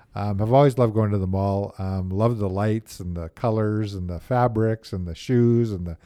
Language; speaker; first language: English; native; English